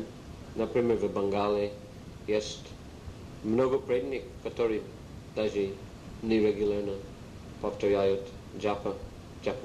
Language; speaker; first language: Russian; non-native, learner; English